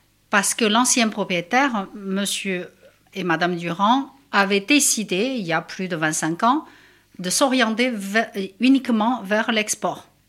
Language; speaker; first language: French; non-native, fluent; Chinese